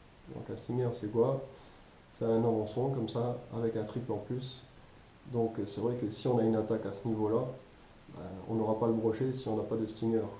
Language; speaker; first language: French; native; French